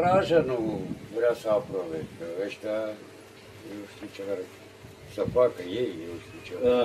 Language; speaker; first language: Romanian; non-native, local second language; Turkish